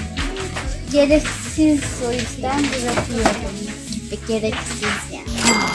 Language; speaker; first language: Turkish; early bilingual, heritage; Turkish